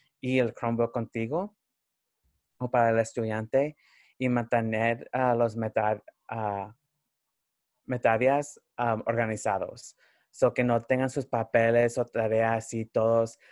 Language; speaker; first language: Spanish; early bilingual, heritage; Spanish